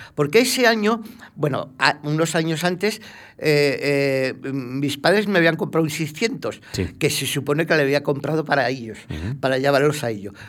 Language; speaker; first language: Spanish; native; Spanish